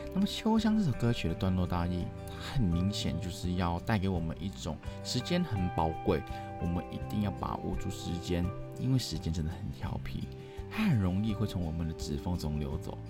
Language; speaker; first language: Chinese; non-native, local second language; Cantonese